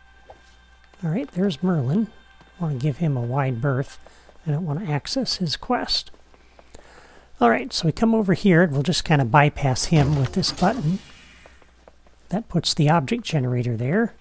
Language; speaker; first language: English; native; English